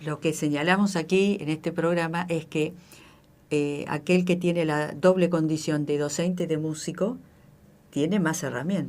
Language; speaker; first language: Spanish; native; Spanish